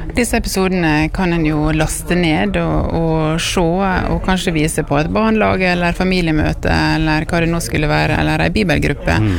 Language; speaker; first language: Norwegian; native; Norwegian